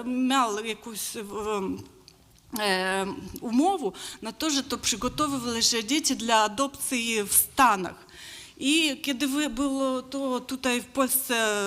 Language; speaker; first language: Polish; non-native, learner; Ukrainian